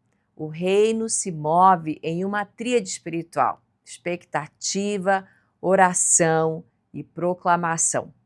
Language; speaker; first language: Portuguese; native; Portuguese